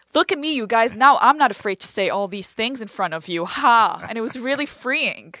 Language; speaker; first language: English; non-native, fluent; French